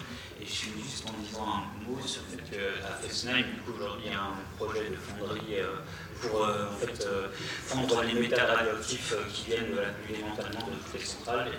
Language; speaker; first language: French; native; French